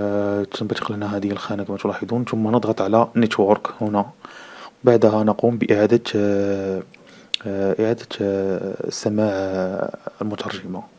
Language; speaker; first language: Arabic; native; Arabic